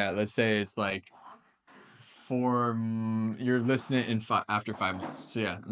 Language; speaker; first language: English; native; English